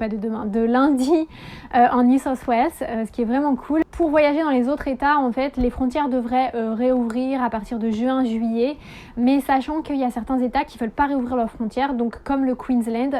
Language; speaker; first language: French; native; French